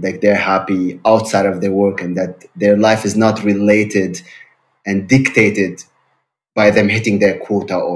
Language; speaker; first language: English; non-native, fluent; Arabic